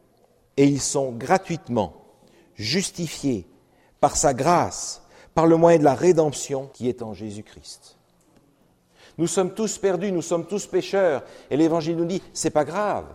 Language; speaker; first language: French; native; French